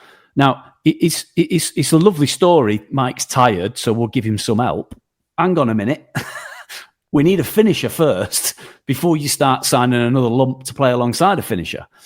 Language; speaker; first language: English; native; English